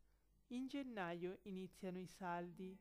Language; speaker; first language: Italian; non-native, fluent; Spanish